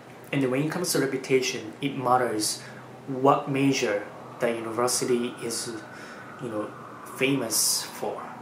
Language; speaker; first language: English; non-native, fluent; Japanese